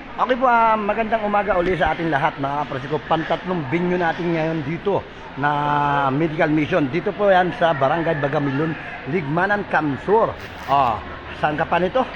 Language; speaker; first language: Filipino; non-native, local second language; Bikol